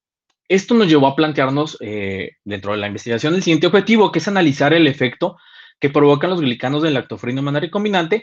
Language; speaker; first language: Spanish; native; Spanish